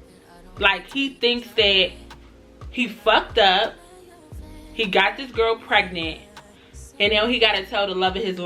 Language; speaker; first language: English; native; English